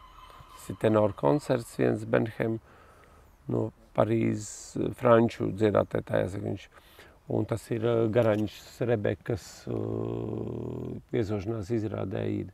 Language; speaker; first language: Latvian; native; Latvian